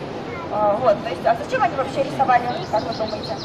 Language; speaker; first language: Russian; native; Russian